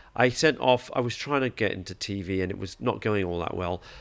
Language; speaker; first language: English; native; English